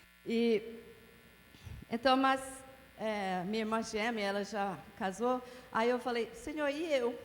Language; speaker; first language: Portuguese; non-native, fluent; English